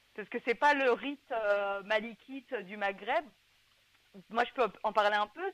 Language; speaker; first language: French; native; French